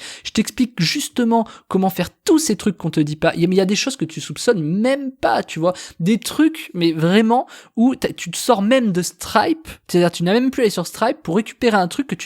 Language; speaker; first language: French; native; French